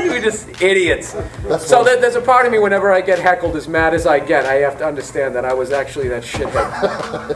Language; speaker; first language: English; native; English